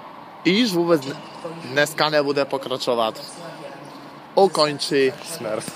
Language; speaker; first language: Czech; non-native, learner; Polish